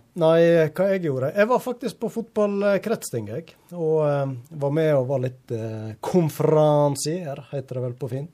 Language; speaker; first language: Norwegian; native; Norwegian